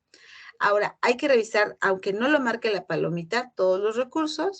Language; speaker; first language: Spanish; native; Spanish